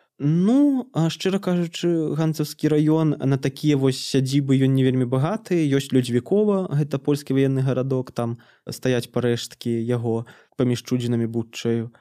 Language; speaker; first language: Belarusian; native; Belarusian